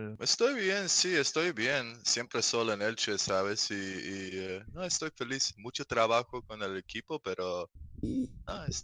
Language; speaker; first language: Spanish; non-native, learner; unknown